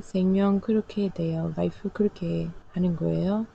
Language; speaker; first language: Korean; non-native, learner; English